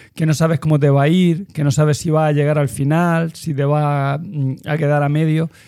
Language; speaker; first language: Spanish; native; Spanish